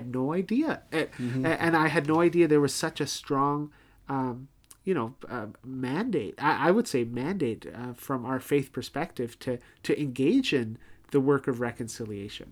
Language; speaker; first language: English; native; English